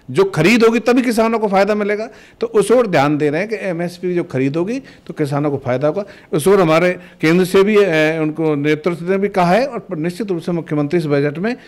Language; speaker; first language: Hindi; native; Hindi